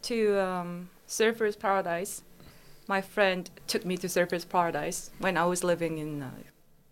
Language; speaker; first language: English; non-native, fluent; Korean